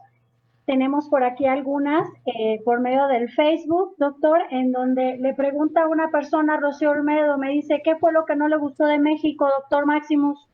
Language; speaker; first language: Spanish; native; Spanish